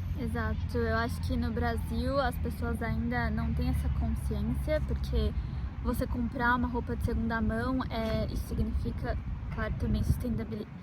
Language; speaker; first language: Portuguese; native; Portuguese